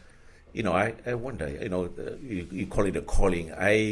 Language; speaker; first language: English; non-native, local second language; Southern Sotho